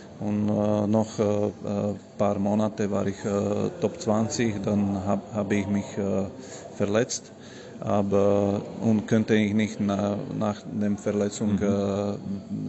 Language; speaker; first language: German; non-native, learner; Slovak